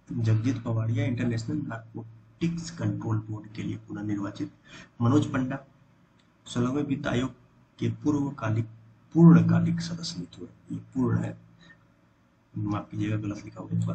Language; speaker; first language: Hindi; native; Hindi